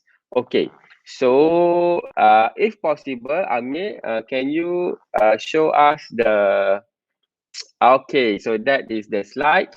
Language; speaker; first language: English; non-native, local second language; Malay